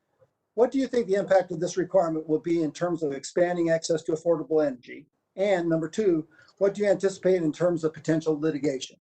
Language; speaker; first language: English; native; English